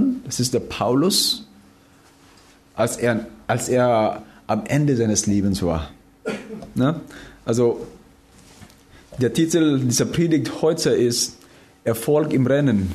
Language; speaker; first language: German; non-native, fluent; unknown